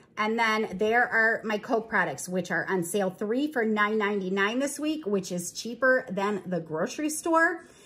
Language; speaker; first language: English; native; English